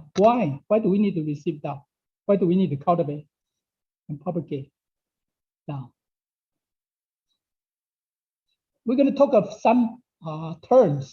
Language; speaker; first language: English; non-native, fluent; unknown